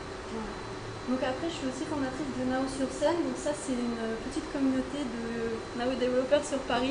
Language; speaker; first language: French; native; French